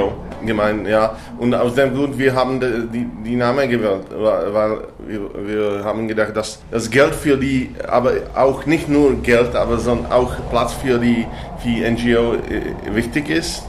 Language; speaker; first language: German; non-native, learner; Czech